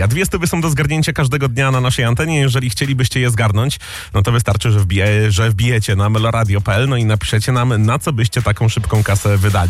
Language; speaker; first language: Polish; native; Polish